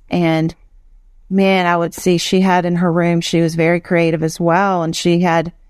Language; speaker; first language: English; native; English